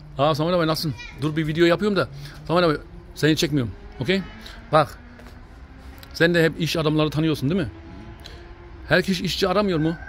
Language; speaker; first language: Turkish; early bilingual, heritage; Turkish